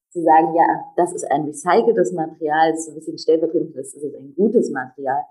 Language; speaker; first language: German; native; German